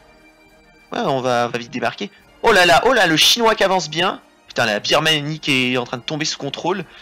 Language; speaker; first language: French; native; French